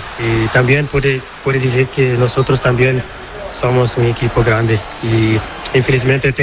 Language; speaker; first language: Spanish; non-native, learner; Portuguese